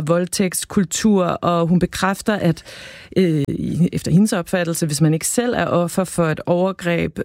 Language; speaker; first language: Danish; native; Danish